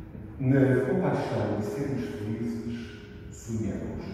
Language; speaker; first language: Portuguese; native; Portuguese